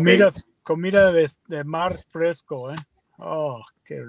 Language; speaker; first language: Spanish; non-native, learner; English